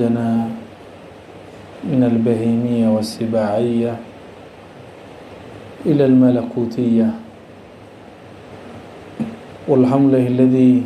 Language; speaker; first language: Arabic; non-native, fluent; Indonesian